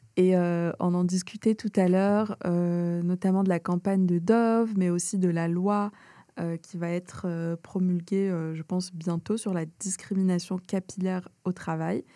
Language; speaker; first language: French; early bilingual, other home language; Arabic